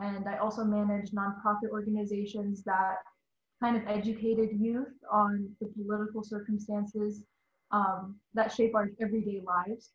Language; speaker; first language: English; native; English